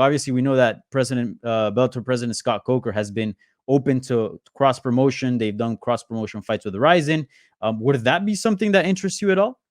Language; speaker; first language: English; native; English